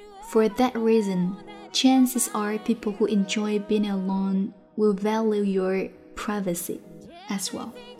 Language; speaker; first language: English; non-native, fluent; Chinese